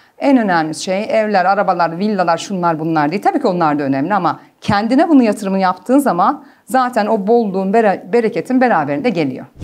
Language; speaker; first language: Turkish; early bilingual, heritage; Turkish